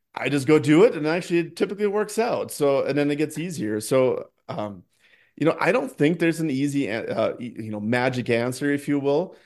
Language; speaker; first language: English; non-native, fluent; Norwegian